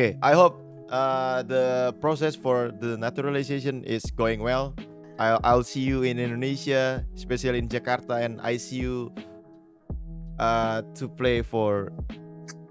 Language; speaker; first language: English; non-native, fluent; Indonesian